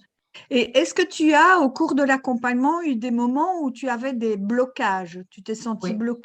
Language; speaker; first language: French; native; French